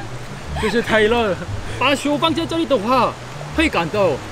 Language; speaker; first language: Chinese; non-native, learner; Korean